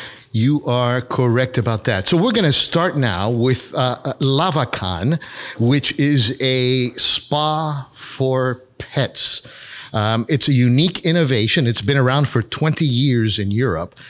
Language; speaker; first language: English; native; English